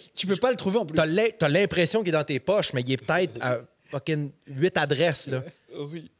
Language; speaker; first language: French; native; French